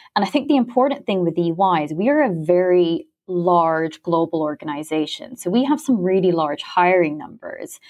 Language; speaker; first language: English; native; English